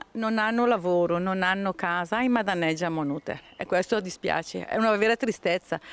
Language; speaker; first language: Italian; non-native, fluent; Bulgarian